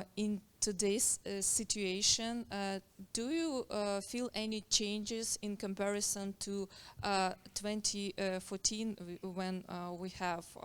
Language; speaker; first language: English; non-native, fluent; Ukrainian